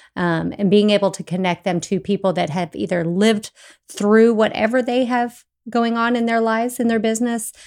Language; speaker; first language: English; native; English